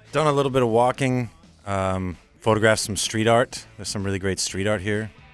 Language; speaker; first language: English; native; English